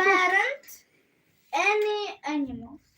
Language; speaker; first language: English; non-native, learner; Ukrainian